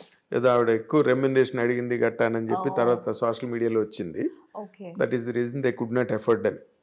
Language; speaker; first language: Telugu; native; Telugu